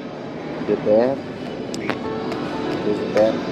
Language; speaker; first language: French; non-native, learner; Spanish